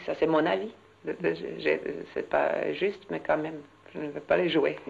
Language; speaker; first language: French; non-native, learner; Swedish